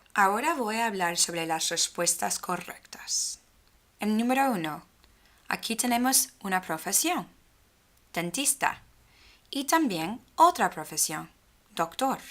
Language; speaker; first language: Spanish; non-native, fluent; English